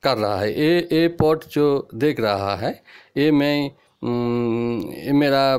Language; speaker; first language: Hindi; non-native, local second language; Bangla